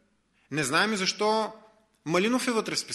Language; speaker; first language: Bulgarian; native; Bulgarian